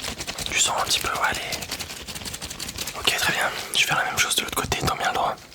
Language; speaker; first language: French; native; French